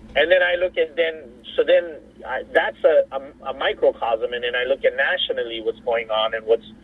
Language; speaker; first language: English; native; English